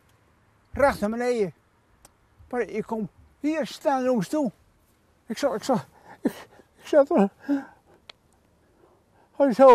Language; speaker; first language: Dutch; native; Dutch